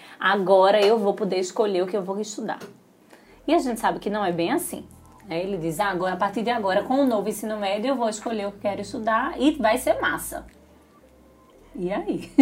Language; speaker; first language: Portuguese; native; Portuguese